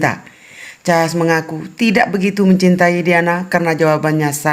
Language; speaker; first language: Indonesian; native; Indonesian